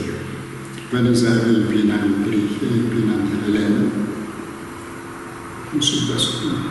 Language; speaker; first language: German; non-native, learner; Greek